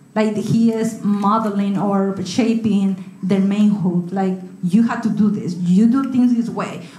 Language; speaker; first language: English; non-native, learner; Spanish